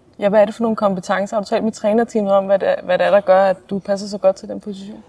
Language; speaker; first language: Danish; native; Danish